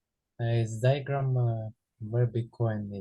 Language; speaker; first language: English; non-native, learner; Ukrainian